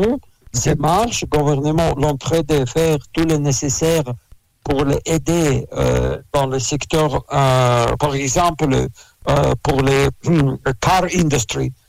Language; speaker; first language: French; non-native, learner; Russian